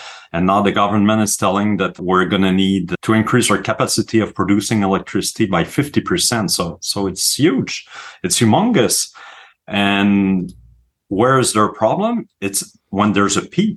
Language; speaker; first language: English; non-native, fluent; French